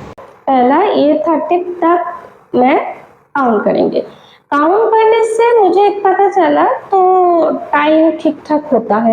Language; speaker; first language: Hindi; non-native, local second language; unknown